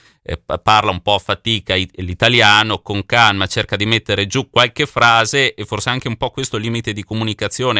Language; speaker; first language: Italian; native; Italian